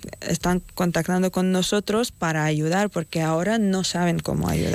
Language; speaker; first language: Spanish; non-native, fluent; Ukrainian